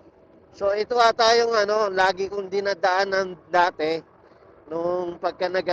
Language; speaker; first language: Filipino; native; Filipino